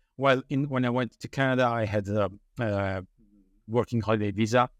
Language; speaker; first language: English; non-native, learner; Italian